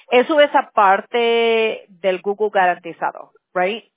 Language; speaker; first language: Spanish; early bilingual, other home language; English